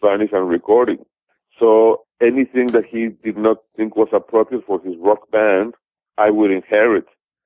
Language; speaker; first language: English; non-native, fluent; Spanish